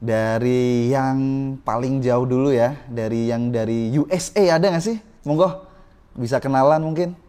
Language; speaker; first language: Indonesian; native; Indonesian